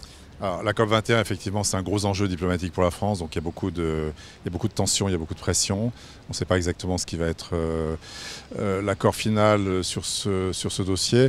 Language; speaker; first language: French; native; French